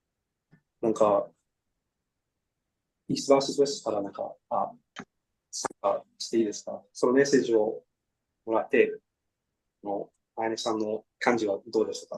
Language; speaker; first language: Japanese; non-native, learner; English